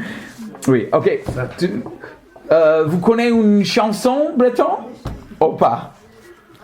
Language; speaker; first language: French; non-native, learner; English